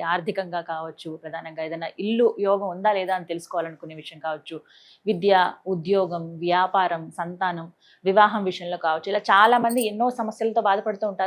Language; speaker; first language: Telugu; native; Telugu